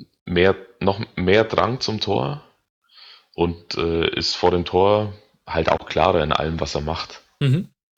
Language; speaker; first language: German; native; German